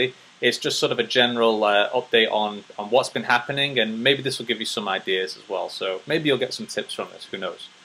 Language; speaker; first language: English; native; English